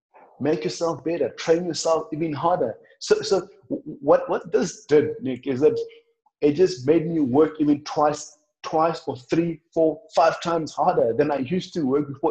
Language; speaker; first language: English; non-native, local second language; Northern Sotho